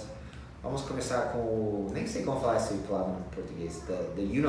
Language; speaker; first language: Portuguese; non-native, fluent; English